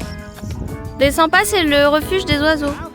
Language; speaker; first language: French; native; French